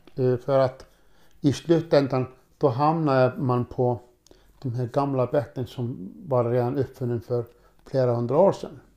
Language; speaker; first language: Swedish; non-native, fluent; Icelandic